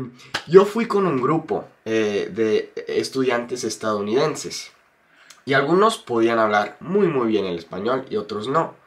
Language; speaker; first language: Spanish; non-native, fluent; English